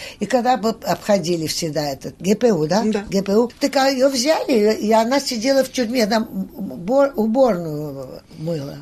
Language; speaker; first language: Russian; early bilingual, heritage; Russian